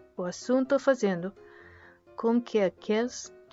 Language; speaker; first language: Portuguese; non-native, learner; English